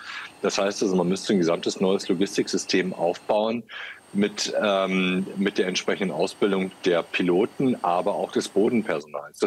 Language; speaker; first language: German; native; German